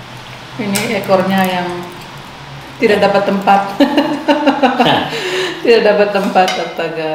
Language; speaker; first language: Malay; non-native, local second language; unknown